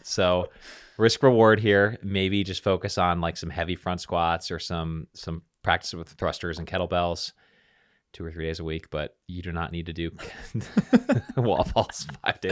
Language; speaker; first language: English; native; English